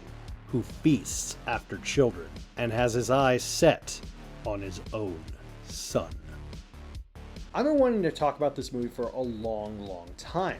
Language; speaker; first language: English; native; English